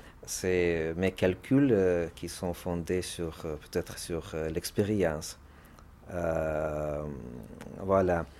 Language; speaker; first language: French; non-native, fluent; Russian